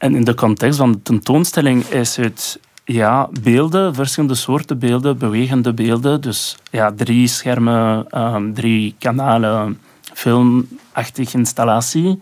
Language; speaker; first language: Dutch; non-native, local second language; French